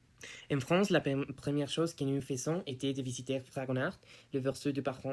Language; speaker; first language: French; non-native, learner; Spanish